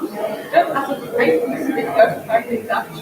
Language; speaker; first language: German; native; German